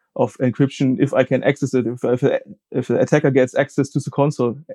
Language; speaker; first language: English; non-native, fluent; German